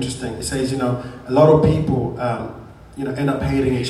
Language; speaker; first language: English; non-native, local second language; Shona